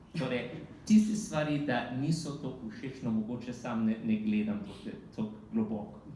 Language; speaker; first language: Slovenian; non-native, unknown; English